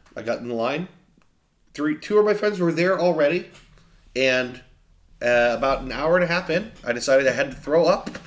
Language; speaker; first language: English; native; English